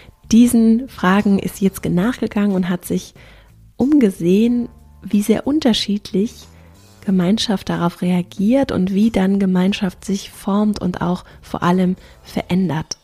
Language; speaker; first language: German; native; German